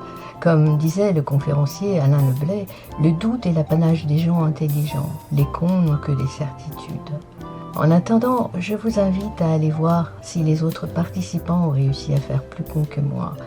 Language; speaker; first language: French; native; French